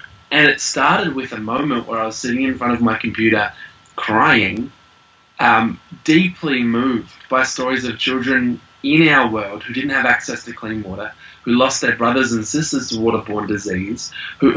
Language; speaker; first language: English; native; English